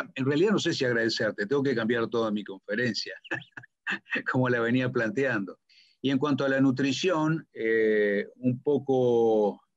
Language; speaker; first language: Spanish; native; Spanish